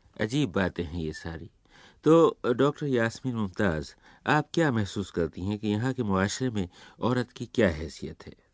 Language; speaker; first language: Urdu; native; Urdu